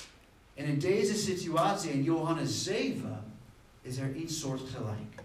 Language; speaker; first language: Dutch; non-native, fluent; English